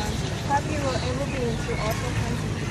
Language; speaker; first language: English; non-native, learner; Thai